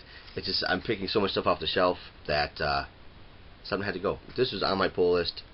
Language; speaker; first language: English; native; English